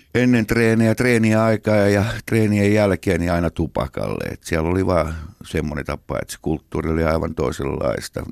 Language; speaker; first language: Finnish; native; Finnish